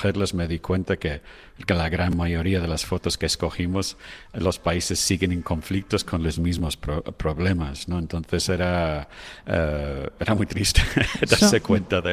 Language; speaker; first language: Spanish; non-native, fluent; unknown